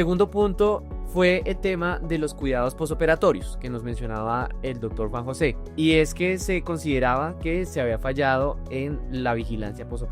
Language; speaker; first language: Spanish; native; Spanish